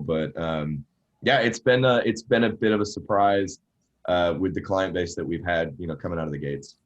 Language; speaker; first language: English; native; English